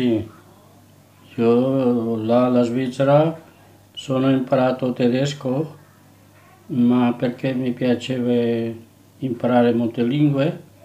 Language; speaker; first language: Italian; non-native, learner; Catalan